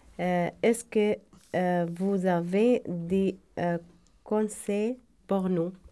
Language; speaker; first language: French; non-native, learner; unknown